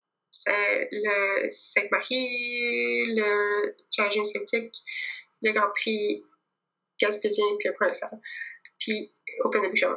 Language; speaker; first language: French; native; French